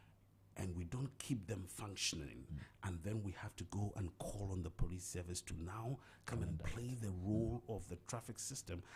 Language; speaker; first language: English; non-native, local second language; Akan